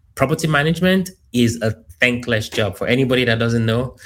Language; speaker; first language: English; non-native, local second language; Yoruba